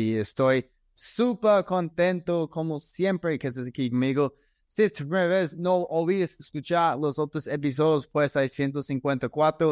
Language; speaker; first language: Spanish; non-native, fluent; English